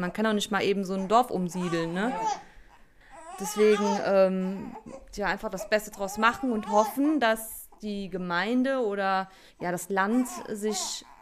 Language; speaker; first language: German; native; German